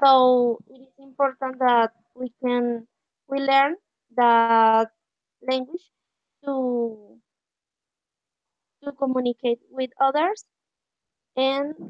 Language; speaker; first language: English; non-native, learner; Spanish